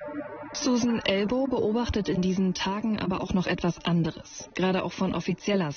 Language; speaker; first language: German; native; German